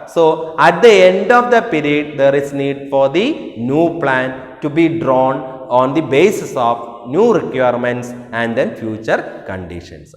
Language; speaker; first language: English; non-native, local second language; Malayalam